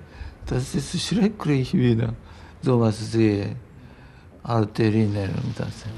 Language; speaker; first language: German; non-native, learner; Japanese